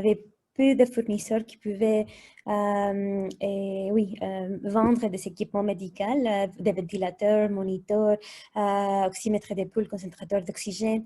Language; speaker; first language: French; non-native, fluent; Spanish